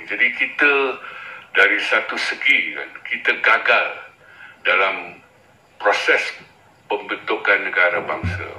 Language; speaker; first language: Malay; native; Malay